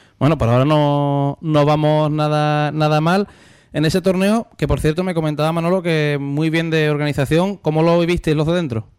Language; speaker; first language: Spanish; native; Spanish